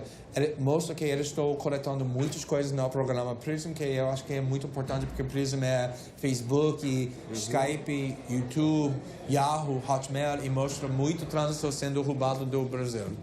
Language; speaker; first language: Portuguese; non-native, fluent; English